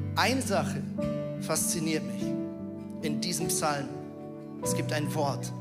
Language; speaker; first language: German; native; German